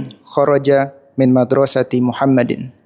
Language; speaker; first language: Arabic; non-native, learner; Russian